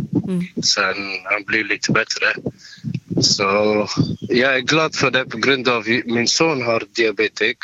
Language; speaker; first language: Swedish; non-native, learner; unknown